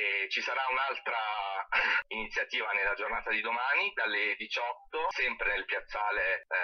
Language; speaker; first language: Italian; native; Italian